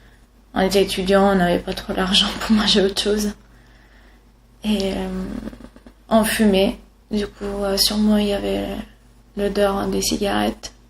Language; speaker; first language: French; non-native, fluent; Italian